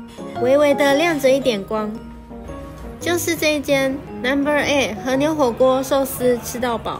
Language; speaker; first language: Chinese; native; Chinese